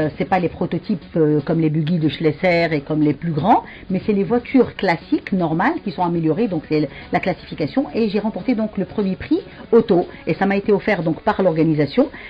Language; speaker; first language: French; non-native, local second language; Arabic